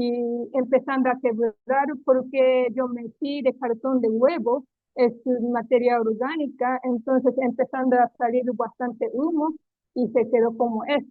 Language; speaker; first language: Spanish; non-native, learner; Japanese